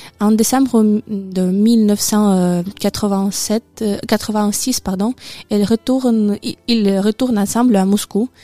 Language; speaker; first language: French; non-native, learner; Russian